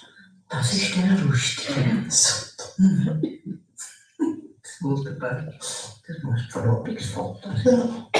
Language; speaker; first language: German; non-native, learner; Indonesian